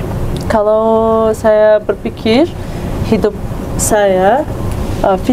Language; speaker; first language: Indonesian; non-native, learner; Turkish